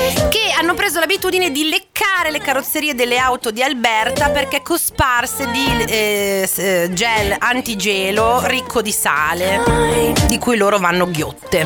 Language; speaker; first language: Italian; native; Italian